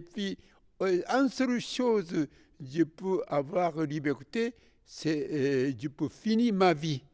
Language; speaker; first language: French; non-native, fluent; Japanese